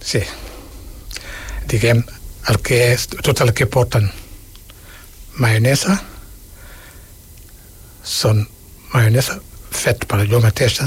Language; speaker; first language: Catalan; non-native, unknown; Wolof